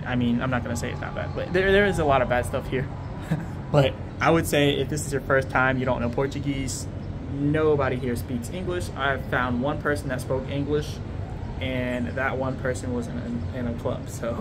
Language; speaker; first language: English; native; English